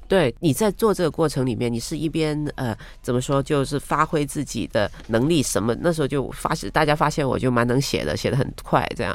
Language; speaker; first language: Chinese; non-native, local second language; Cantonese